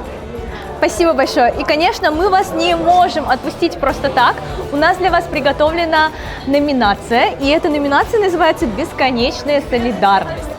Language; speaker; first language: Russian; native; Russian